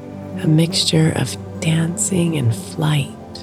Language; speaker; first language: English; native; English